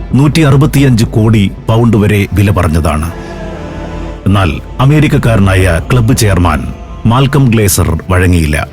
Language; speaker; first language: Malayalam; native; Malayalam